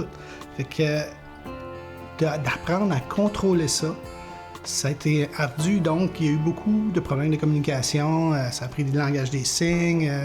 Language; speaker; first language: French; native; French